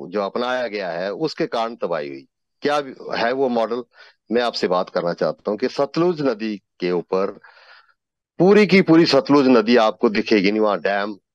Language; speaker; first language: Hindi; native; Hindi